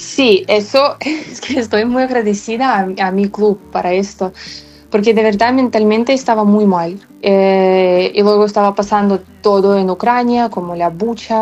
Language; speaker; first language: Spanish; non-native, fluent; Ukrainian